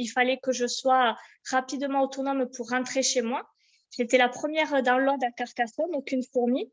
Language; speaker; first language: French; native; French